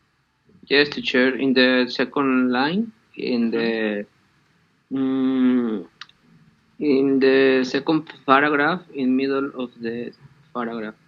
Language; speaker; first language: English; non-native, learner; Spanish